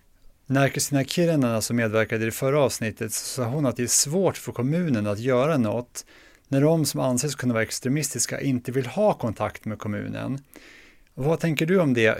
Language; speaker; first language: Swedish; native; Swedish